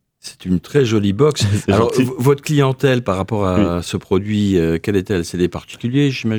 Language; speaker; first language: French; native; French